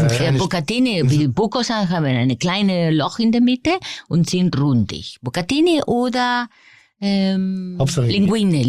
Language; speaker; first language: German; non-native, fluent; Spanish